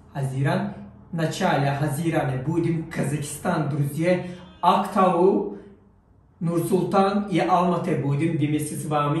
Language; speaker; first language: Russian; non-native, learner; Turkish